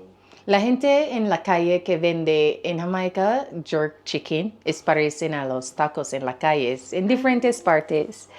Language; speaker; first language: Spanish; non-native, learner; English